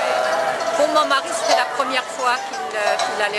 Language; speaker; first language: French; native; French